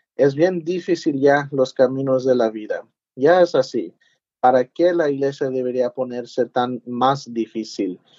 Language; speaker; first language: Spanish; early bilingual, heritage; English